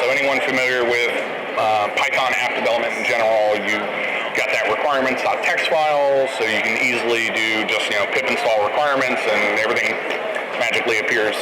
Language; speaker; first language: English; native; English